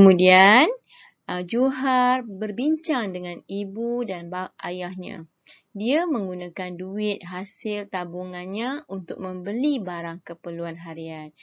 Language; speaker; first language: Malay; native; Malay